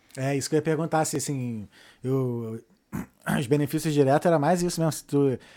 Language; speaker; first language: Portuguese; native; Portuguese